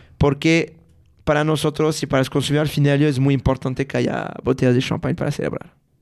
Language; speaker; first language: Spanish; non-native, fluent; French